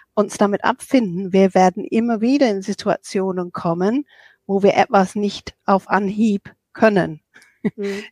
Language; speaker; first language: German; non-native, fluent; English